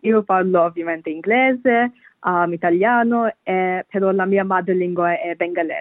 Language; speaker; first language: Italian; non-native, fluent; Bangla